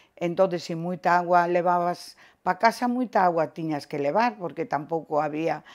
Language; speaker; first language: Galician; native; Galician